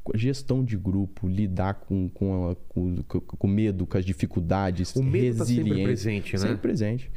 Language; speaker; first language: Portuguese; native; Portuguese